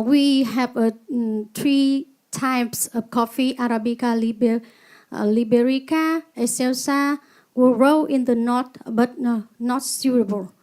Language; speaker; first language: English; non-native, learner; Vietnamese